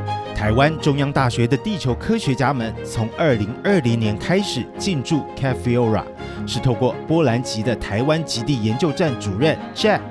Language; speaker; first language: Chinese; native; Chinese